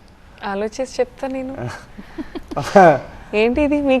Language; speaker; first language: Telugu; non-native, fluent; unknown